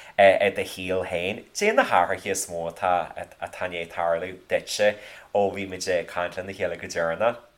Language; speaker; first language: Irish; native; Irish